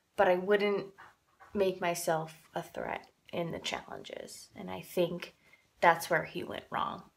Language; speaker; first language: English; native; English